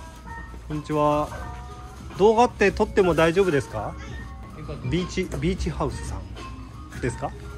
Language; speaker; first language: Japanese; native; Japanese